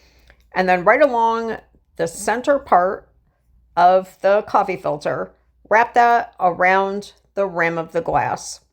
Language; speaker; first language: English; native; English